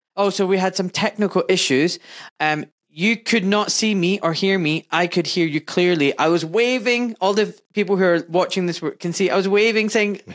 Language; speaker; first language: English; native; English